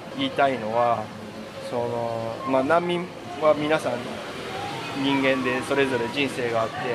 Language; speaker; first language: Japanese; native; Japanese